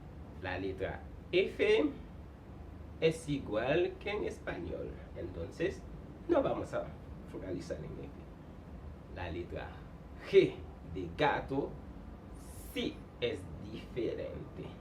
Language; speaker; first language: Spanish; non-native, fluent; Haitian Creole